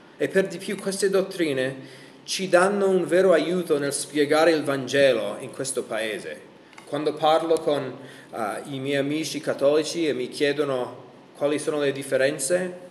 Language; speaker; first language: Italian; non-native, fluent; English